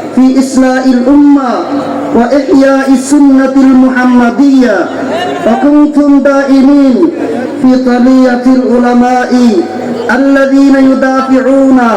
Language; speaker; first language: Arabic; non-native, fluent; Bangla